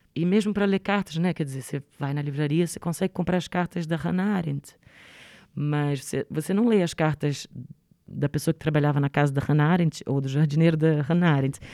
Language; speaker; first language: Portuguese; native; Portuguese